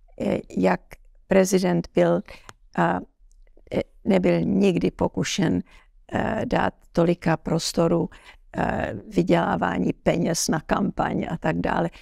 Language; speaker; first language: Czech; early bilingual, heritage; Czech